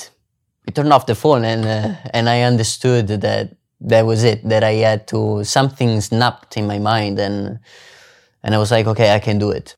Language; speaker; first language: English; non-native, fluent; Italian